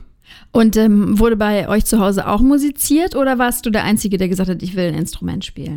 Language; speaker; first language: German; native; German